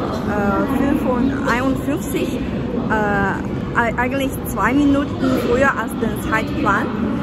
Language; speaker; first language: German; non-native, fluent; Chinese